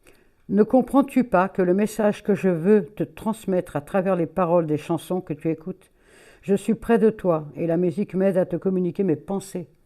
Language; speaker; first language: French; native; French